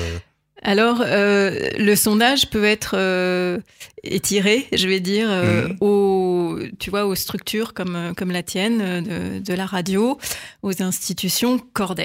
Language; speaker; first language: French; native; French